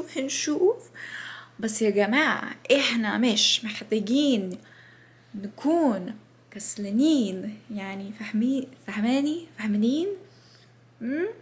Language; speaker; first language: Arabic; non-native, learner; English